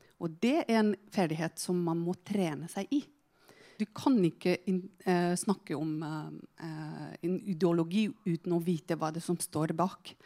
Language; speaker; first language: Norwegian; non-native, fluent; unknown